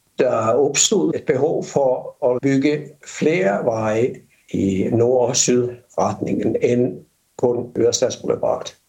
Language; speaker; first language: Danish; non-native, fluent; Finnish